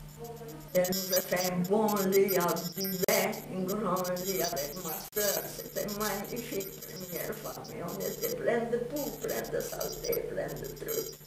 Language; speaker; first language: French; non-native, fluent; Hungarian